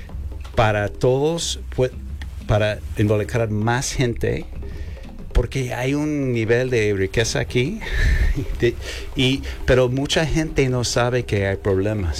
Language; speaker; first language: Spanish; non-native, learner; English